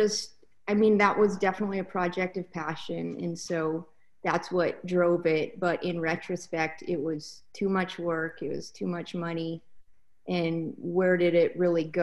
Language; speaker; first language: English; native; English